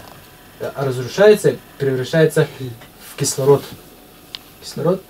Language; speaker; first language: Russian; native; Russian